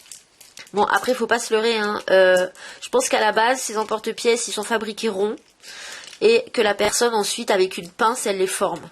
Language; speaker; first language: French; native; French